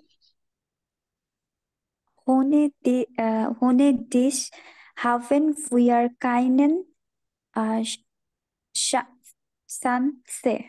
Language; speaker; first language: German; non-native, learner; Bangla